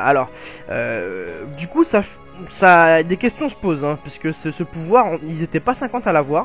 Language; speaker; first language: French; native; French